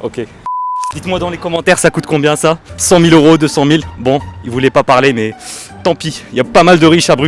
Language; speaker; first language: French; native; French